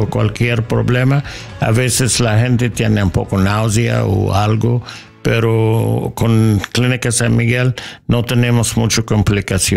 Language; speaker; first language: Spanish; non-native, learner; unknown